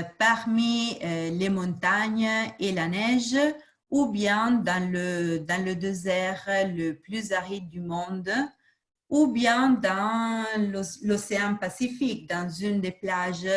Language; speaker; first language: French; non-native, fluent; Portuguese